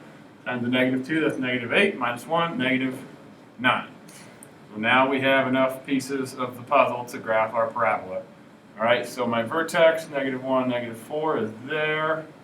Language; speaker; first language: English; native; English